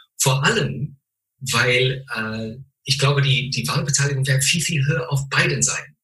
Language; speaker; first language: German; non-native, fluent; English